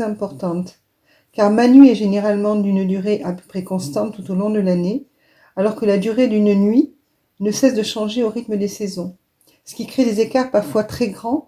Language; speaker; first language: French; native; French